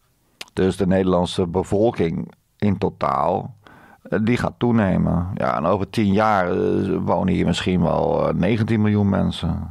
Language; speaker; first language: Dutch; native; Dutch